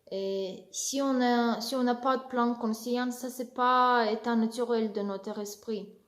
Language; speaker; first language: French; non-native, learner; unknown